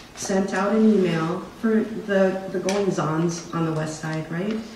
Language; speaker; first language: English; native; English